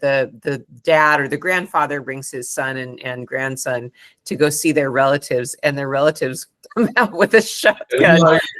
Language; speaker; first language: English; non-native, fluent; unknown